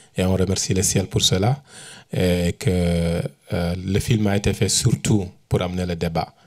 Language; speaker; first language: French; non-native, local second language; Fula